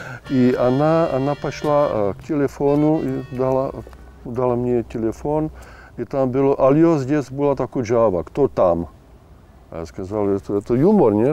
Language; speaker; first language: Russian; non-native, fluent; Czech